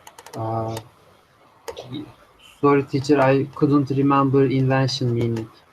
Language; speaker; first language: English; non-native, learner; Turkish